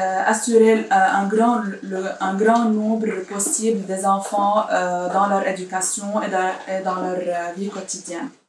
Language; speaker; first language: French; non-native, fluent; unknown